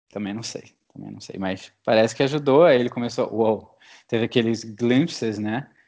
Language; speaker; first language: Portuguese; native; Portuguese